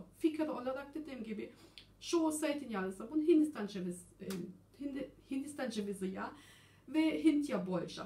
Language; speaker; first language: Turkish; early bilingual, heritage; German